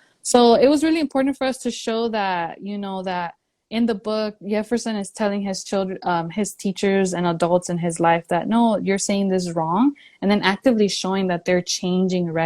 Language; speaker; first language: English; early bilingual, other home language; Spanish